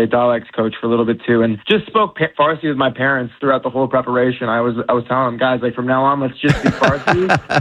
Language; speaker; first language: English; non-native, local second language; Persian